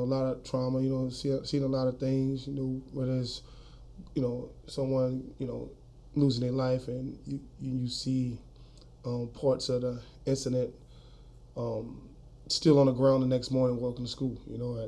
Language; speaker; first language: English; native; English